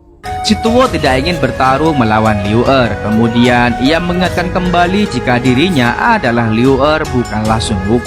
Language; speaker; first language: Indonesian; native; Indonesian